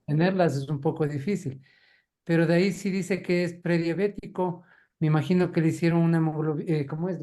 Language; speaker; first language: Spanish; native; Spanish